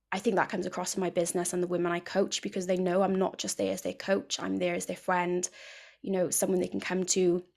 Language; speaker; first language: English; native; English